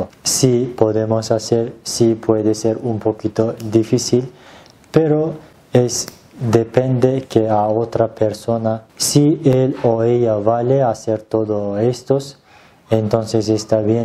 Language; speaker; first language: Spanish; non-native, learner; Turkish